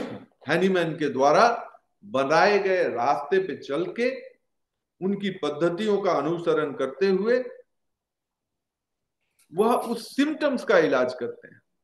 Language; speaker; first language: Hindi; native; Hindi